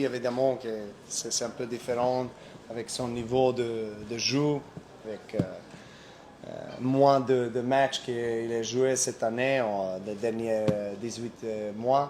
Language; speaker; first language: French; non-native, learner; Serbian